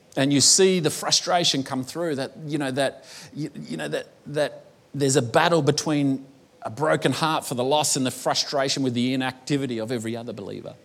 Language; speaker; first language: English; native; English